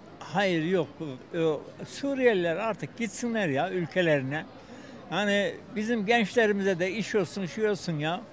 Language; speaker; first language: Turkish; native; Turkish